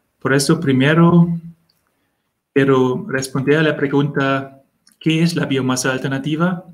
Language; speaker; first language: Spanish; non-native, learner; German